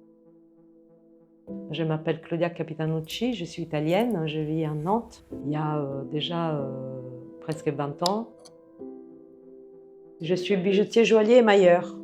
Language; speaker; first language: French; non-native, fluent; Italian